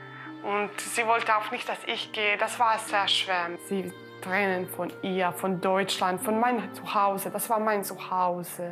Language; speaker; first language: German; early bilingual, other home language; Croatian